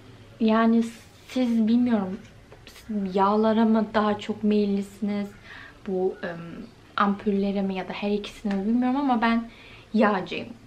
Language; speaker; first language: Turkish; native; Turkish